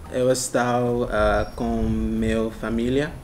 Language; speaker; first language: Portuguese; non-native, learner; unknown